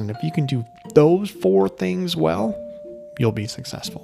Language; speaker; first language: English; native; English